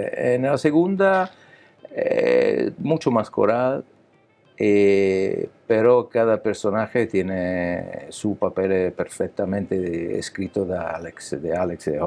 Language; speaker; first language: Spanish; non-native, learner; Italian